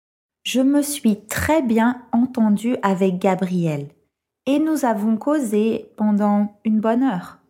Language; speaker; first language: French; non-native, fluent; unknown